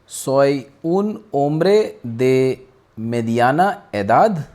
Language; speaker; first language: Spanish; non-native, learner; Hindi